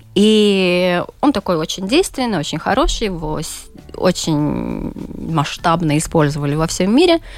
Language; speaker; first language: Russian; native; Russian